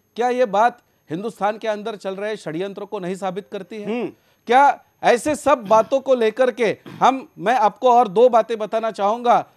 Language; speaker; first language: Hindi; native; Hindi